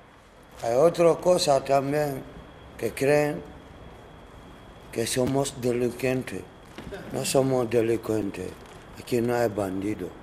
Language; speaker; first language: Spanish; non-native, learner; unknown